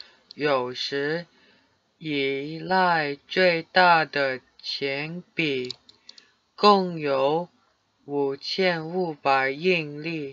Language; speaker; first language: Chinese; non-native, learner; English